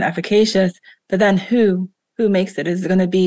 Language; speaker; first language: English; native; English